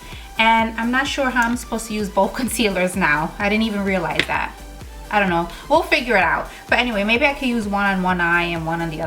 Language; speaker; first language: English; native; English